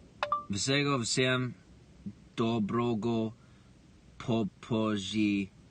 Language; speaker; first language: Russian; non-native, learner; English